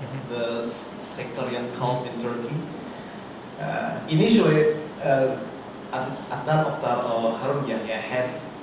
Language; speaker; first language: English; non-native, fluent; Indonesian